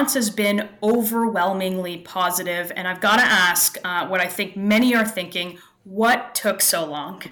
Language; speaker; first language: English; native; English